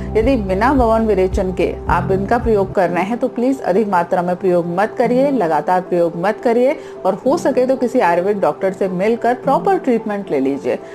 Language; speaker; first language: Hindi; native; Hindi